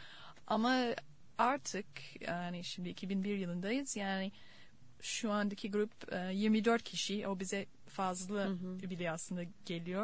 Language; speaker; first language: Turkish; non-native, fluent; English